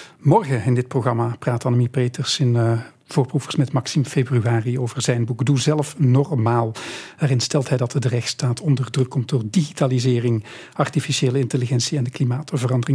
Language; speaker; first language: Dutch; native; Dutch